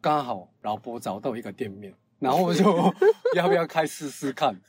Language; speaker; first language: Chinese; non-native, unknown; Japanese